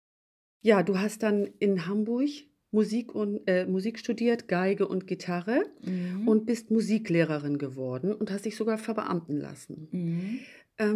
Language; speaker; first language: German; native; German